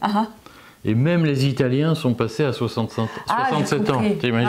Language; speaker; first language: French; native; French